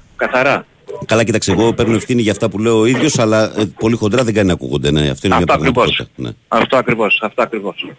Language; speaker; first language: Greek; native; Greek